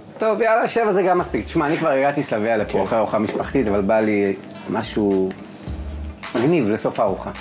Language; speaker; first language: Hebrew; native; Hebrew